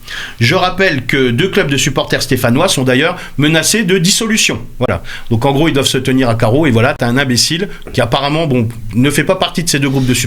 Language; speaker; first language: French; native; French